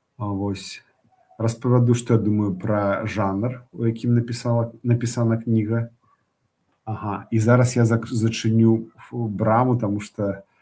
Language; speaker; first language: Belarusian; non-native, local second language; Russian